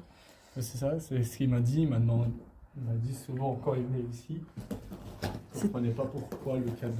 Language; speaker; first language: French; native; French